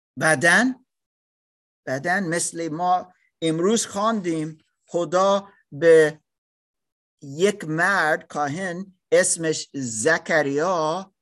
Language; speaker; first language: Persian; non-native, fluent; English